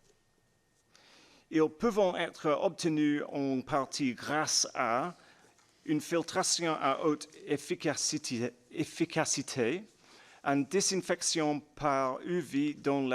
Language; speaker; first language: French; non-native, learner; English